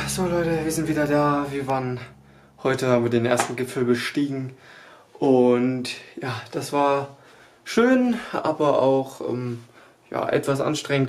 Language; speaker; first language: German; native; German